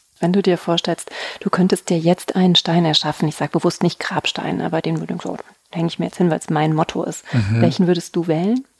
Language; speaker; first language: German; native; German